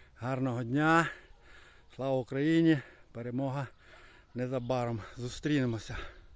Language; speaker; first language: Ukrainian; non-native, local second language; Russian